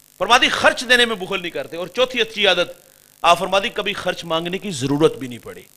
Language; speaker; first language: Urdu; non-native, local second language; Punjabi